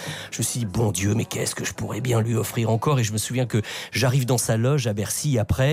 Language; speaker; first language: French; native; French